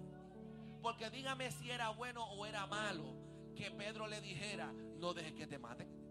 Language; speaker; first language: Spanish; native; Spanish